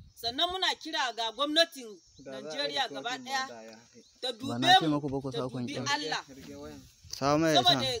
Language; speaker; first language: Hausa; non-native, local second language; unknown